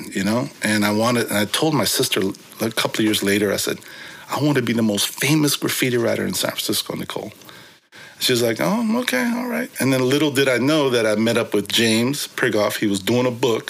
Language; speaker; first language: English; early bilingual, other home language; Korean